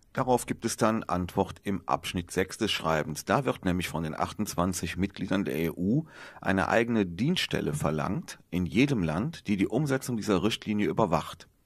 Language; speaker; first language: German; native; German